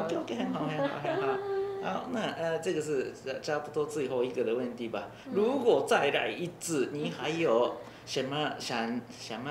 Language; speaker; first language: Chinese; non-native, learner; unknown